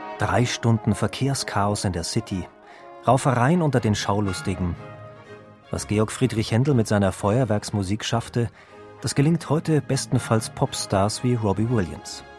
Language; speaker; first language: German; native; German